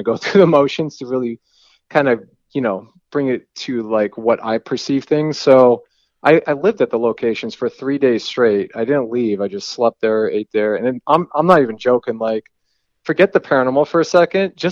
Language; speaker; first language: English; native; English